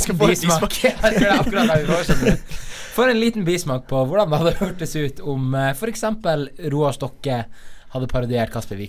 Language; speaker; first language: Norwegian; native; Norwegian